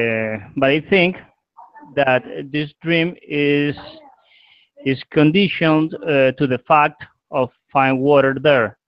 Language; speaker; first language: English; non-native, learner; Spanish